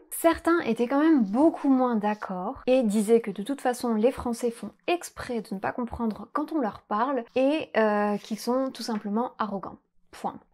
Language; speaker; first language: French; native; French